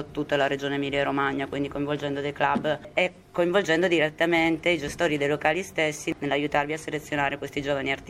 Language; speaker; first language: Italian; native; Italian